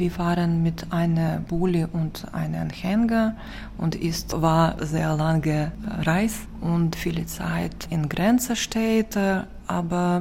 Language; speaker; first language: German; non-native, learner; Ukrainian